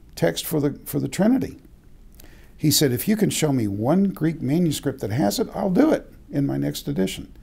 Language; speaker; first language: English; native; English